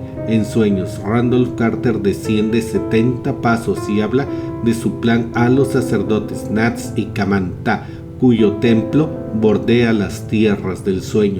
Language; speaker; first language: Spanish; native; Spanish